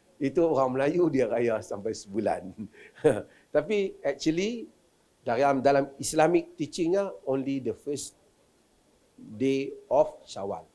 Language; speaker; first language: Malay; native; Malay